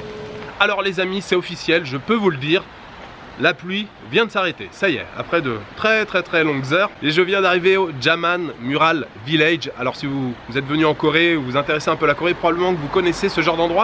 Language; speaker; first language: French; native; French